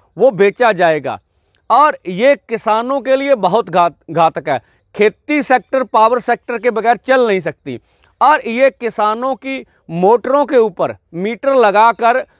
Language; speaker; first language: Hindi; non-native, local second language; Punjabi